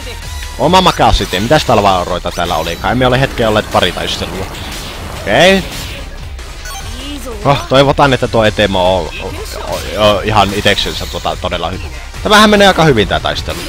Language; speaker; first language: Finnish; native; Finnish